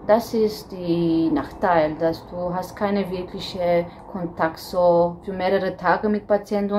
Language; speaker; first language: German; non-native, fluent; Romanian